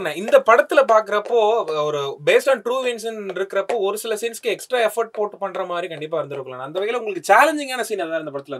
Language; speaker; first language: Tamil; native; Tamil